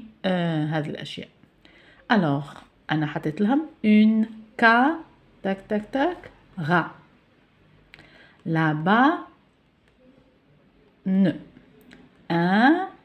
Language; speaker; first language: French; non-native, local second language; Arabic